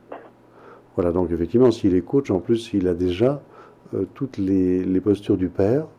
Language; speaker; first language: French; native; French